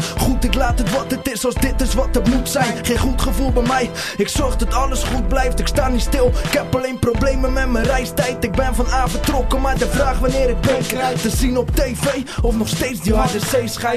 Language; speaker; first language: Dutch; native; Dutch